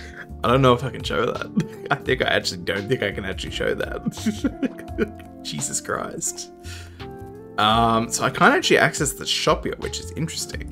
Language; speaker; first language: English; native; English